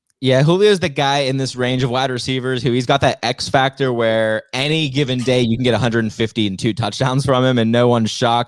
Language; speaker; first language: English; native; English